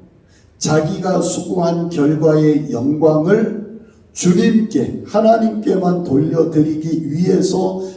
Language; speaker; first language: Korean; native; Korean